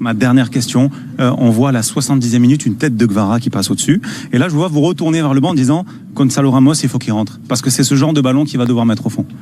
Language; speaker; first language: French; native; French